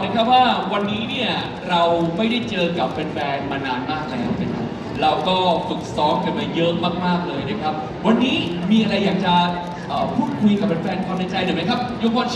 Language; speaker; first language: Thai; native; Thai